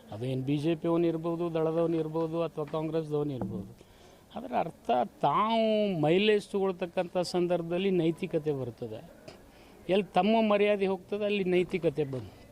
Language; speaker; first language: Kannada; native; Kannada